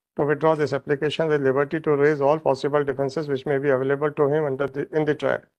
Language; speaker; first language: English; non-native, local second language; Hindi